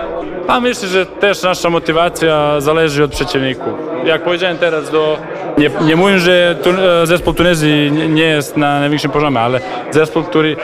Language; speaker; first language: Polish; non-native, fluent; Serbian